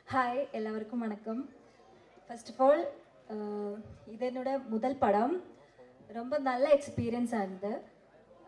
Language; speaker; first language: Tamil; non-native, learner; Malayalam